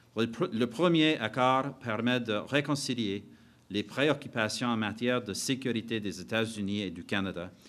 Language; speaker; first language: French; non-native, fluent; English